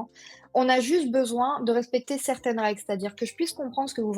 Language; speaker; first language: French; native; French